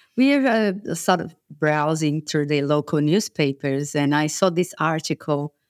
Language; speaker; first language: English; non-native, fluent; Portuguese